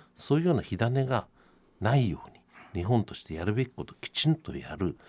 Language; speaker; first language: Japanese; native; Japanese